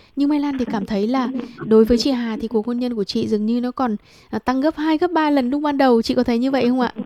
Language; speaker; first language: Vietnamese; native; Vietnamese